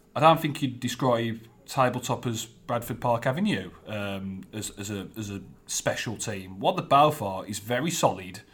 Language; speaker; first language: English; native; English